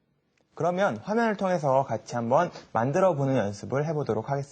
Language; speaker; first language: Korean; native; Korean